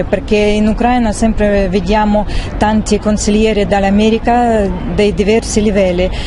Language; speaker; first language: Italian; non-native, learner; Russian